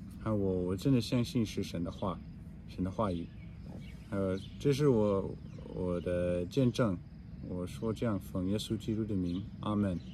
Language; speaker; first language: Chinese; non-native, learner; English